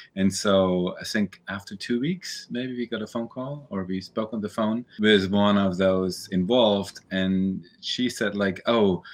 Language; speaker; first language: English; early bilingual, other home language; German